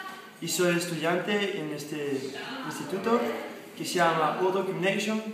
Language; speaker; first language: Spanish; non-native, learner; Danish